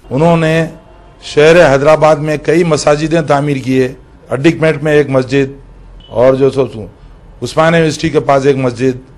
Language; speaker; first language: Urdu; native; Urdu